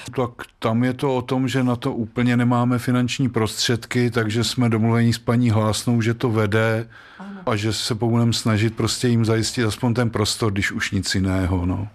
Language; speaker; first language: Czech; native; Czech